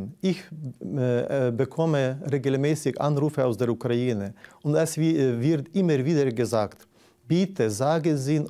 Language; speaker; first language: German; non-native, fluent; Ukrainian